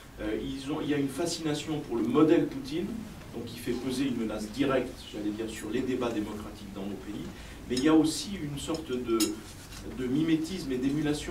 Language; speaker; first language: French; native; French